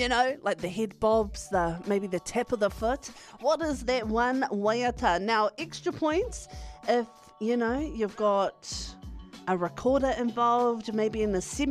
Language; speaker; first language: English; native; English